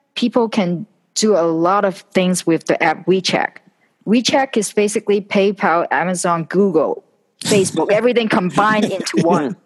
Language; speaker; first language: English; non-native, local second language; Cantonese